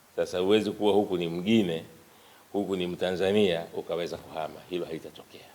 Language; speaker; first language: Swahili; native; Swahili